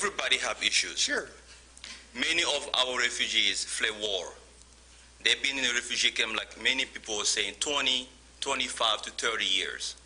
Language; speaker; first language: English; non-native, fluent; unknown